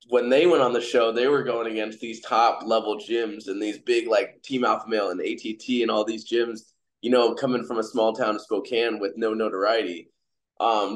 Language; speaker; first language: English; native; English